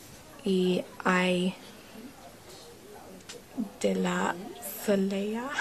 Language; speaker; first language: Spanish; non-native, learner; English